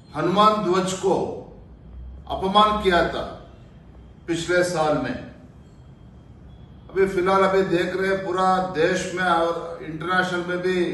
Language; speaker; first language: Hindi; non-native, local second language; Kannada